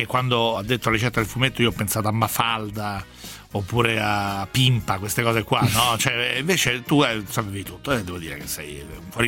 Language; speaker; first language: Italian; native; Italian